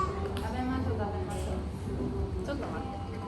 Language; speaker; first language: Japanese; non-native, fluent; Korean